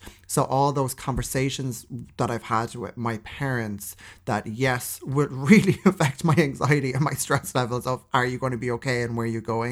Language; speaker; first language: English; native; English